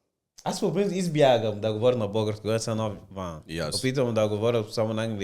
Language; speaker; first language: Bulgarian; non-native, learner; Portuguese